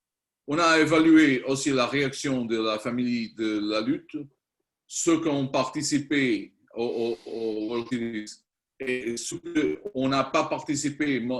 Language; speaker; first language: French; non-native, learner; Spanish